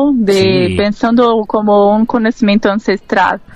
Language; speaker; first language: Spanish; non-native, learner; Portuguese